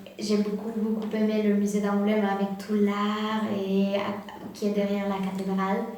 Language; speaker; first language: French; non-native, fluent; Spanish